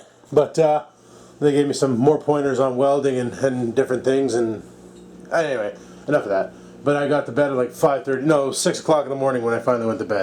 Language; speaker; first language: English; native; English